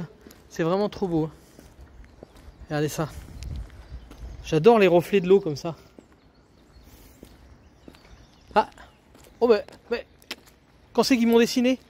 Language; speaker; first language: French; native; French